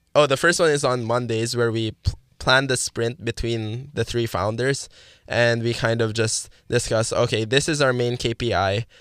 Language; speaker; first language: English; non-native, local second language; Filipino